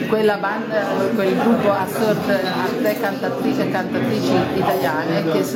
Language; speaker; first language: Italian; native; Italian